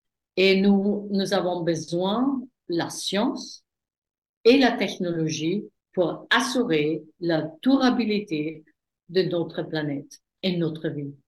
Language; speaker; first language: French; non-native, fluent; German